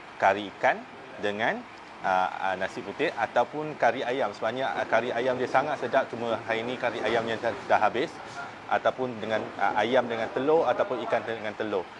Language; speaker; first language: Malay; non-native, local second language; Min Nan Chinese